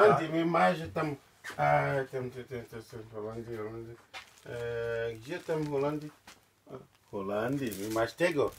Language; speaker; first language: Polish; non-native, learner; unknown